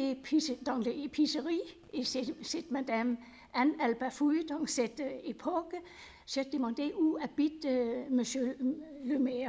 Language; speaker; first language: French; non-native, learner; Danish